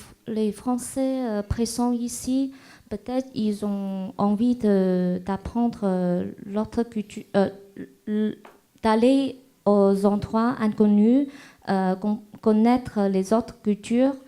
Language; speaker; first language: French; non-native, fluent; Chinese